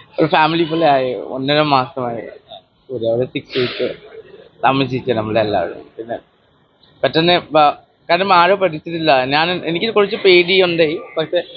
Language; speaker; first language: Malayalam; non-native, local second language; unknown